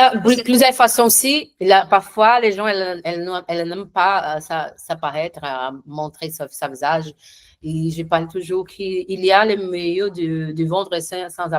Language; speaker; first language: French; non-native, learner; Portuguese